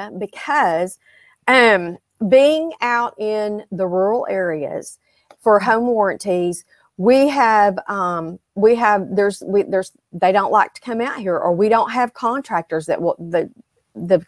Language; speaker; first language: English; native; English